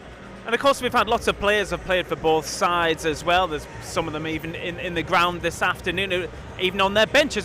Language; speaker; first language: English; native; English